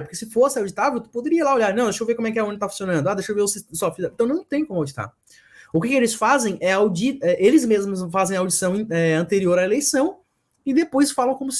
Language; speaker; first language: Portuguese; native; Portuguese